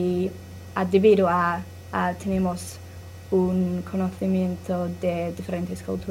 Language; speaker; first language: Spanish; non-native, learner; English